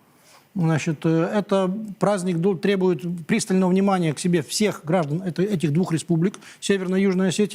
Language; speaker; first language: Russian; native; Russian